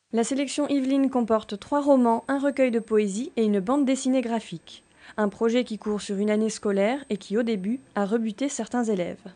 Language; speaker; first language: French; native; French